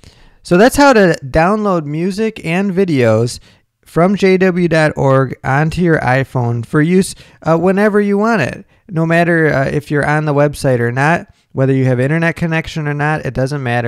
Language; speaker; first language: English; native; English